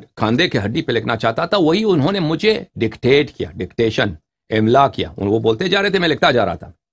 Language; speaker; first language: Urdu; non-native, fluent; Persian